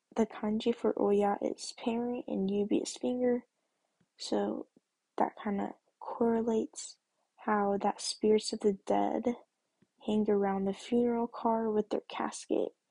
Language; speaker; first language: English; native; English